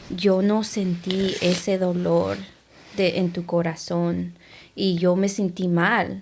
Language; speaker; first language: Spanish; early bilingual, heritage; Spanish